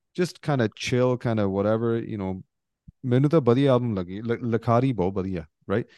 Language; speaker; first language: English; early bilingual, other home language; Punjabi